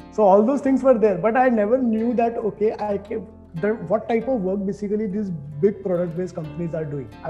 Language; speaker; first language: English; non-native, local second language; Hindi